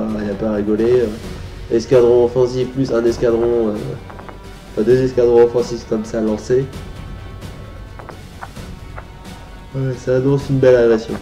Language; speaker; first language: French; native; French